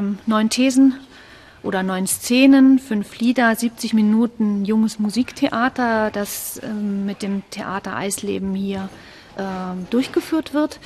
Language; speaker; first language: German; native; German